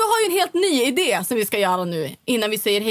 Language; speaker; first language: Swedish; native; Swedish